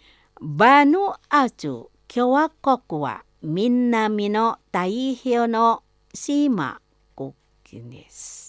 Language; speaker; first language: Japanese; non-native, fluent; Indonesian